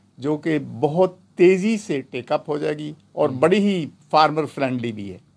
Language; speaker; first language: Urdu; non-native, local second language; Punjabi